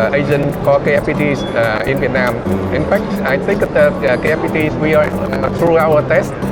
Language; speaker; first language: English; non-native, learner; Vietnamese